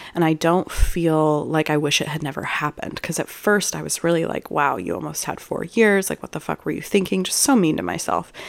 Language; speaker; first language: English; native; English